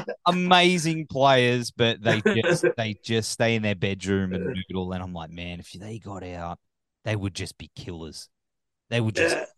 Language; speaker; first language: English; native; English